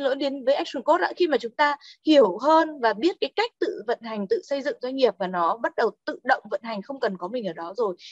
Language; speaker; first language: Vietnamese; native; Vietnamese